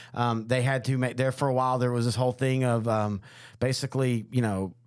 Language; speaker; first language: English; native; English